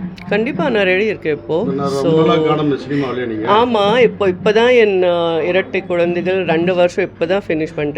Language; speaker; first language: Tamil; non-native, fluent; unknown